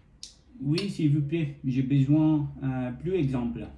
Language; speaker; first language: French; non-native, learner; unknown